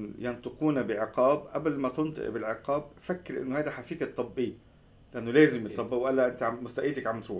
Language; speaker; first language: Arabic; native; Arabic